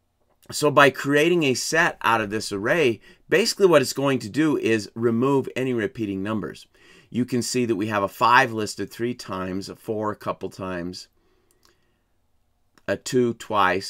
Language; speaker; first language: English; native; English